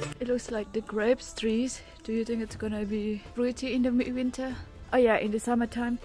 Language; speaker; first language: English; non-native, learner; Indonesian